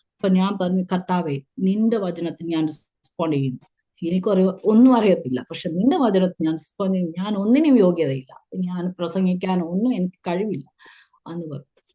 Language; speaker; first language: Malayalam; early bilingual, heritage; Malayalam